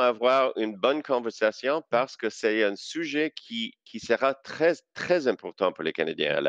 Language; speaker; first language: French; non-native, local second language; English